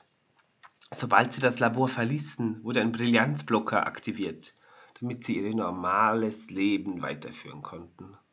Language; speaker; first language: German; native; German